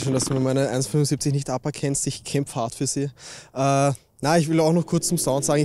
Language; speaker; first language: German; native; German